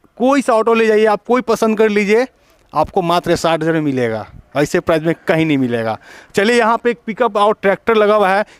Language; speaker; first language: Hindi; native; Hindi